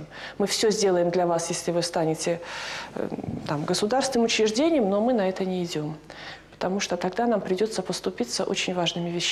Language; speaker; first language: Russian; native; Russian